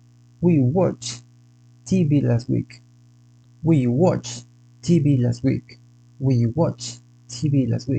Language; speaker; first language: English; non-native, fluent; Spanish